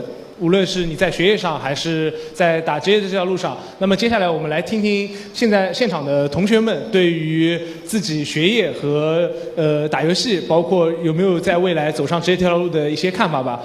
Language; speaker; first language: Chinese; native; Chinese